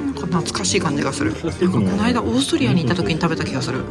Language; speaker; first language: Japanese; native; Japanese